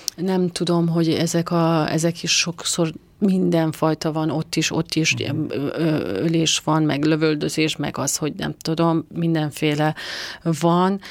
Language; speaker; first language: Hungarian; non-native, fluent; Persian